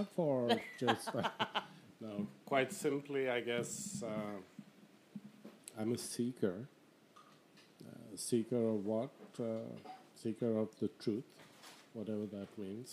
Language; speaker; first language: English; non-native, local second language; Bangla